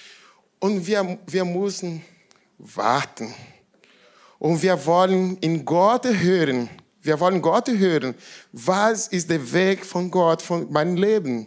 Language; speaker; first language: German; non-native, learner; Portuguese